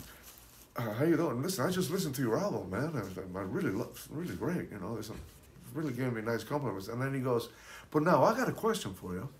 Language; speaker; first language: English; early bilingual, other home language; Spanish